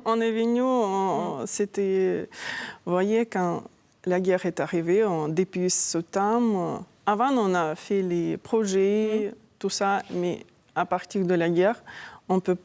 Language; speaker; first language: French; non-native, fluent; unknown